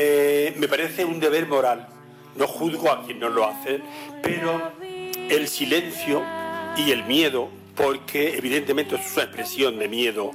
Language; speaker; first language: Spanish; native; Spanish